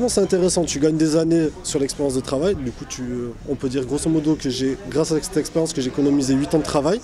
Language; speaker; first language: French; native; French